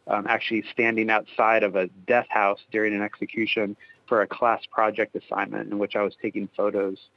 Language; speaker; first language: English; native; English